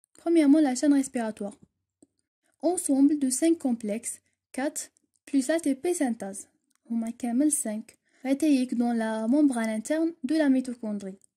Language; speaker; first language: French; non-native, local second language; Arabic